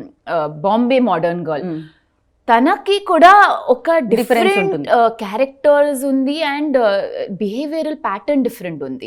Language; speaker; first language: Telugu; non-native, learner; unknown